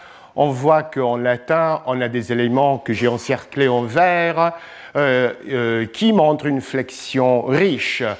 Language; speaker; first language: French; non-native, fluent; English